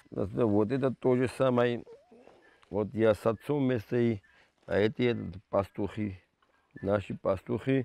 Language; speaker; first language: Russian; non-native, local second language; Georgian